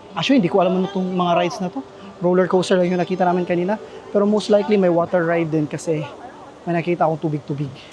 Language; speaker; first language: Filipino; native; Filipino